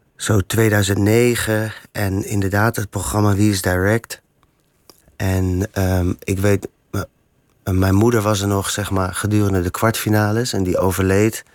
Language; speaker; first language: Dutch; native; Dutch